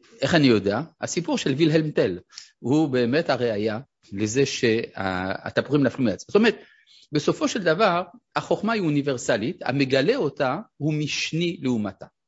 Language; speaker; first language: Hebrew; non-native, fluent; French